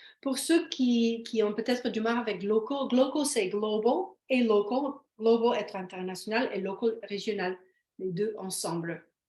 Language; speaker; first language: French; non-native, fluent; Slovenian